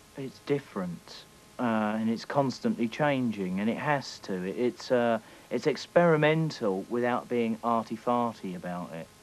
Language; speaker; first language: English; native; English